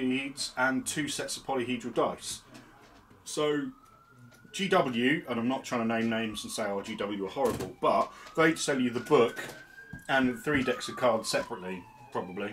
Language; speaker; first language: English; native; English